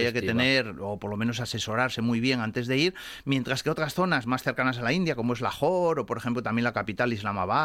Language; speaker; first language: Spanish; native; Spanish